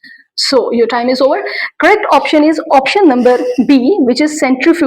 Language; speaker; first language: English; non-native, local second language; Urdu